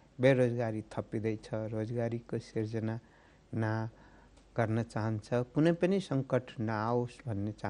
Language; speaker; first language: Nepali; native; Nepali